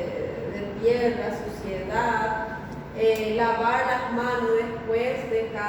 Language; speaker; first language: Spanish; native; Spanish